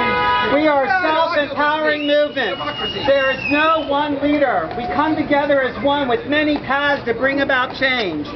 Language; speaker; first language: English; native; English